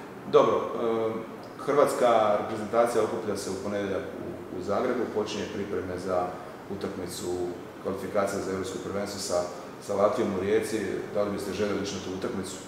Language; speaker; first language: Serbian; native; Serbian